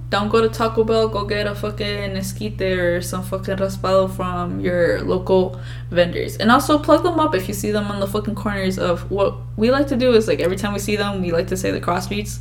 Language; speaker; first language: English; early bilingual, other home language; Spanish